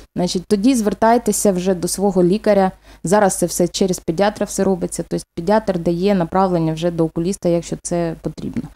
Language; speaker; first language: Ukrainian; non-native, local second language; Russian